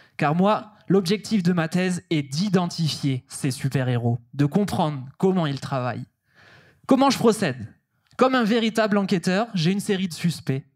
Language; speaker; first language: French; native; French